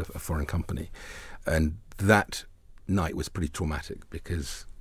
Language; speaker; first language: English; early bilingual, other home language; Arabic